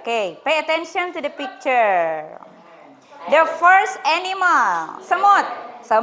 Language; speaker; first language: English; non-native, fluent; Indonesian